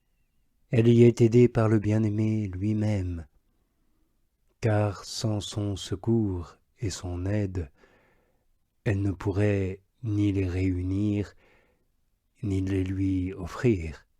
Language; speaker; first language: French; native; French